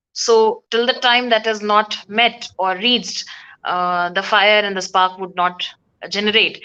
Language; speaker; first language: English; non-native, local second language; Hindi